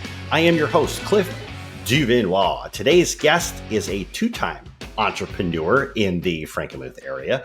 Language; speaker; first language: English; native; English